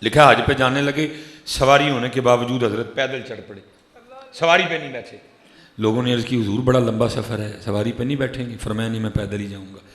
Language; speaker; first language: Urdu; non-native, local second language; Punjabi